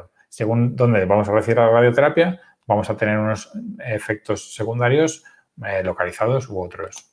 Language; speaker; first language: Spanish; native; Spanish